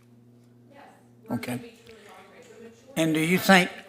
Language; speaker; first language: English; native; English